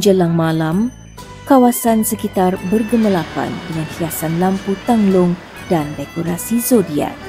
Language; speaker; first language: Malay; native; Malay